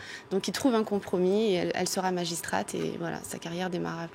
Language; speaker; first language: French; native; French